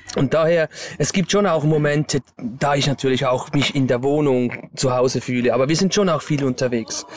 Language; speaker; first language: German; native; German